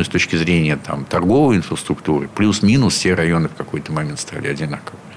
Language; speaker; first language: Russian; native; Russian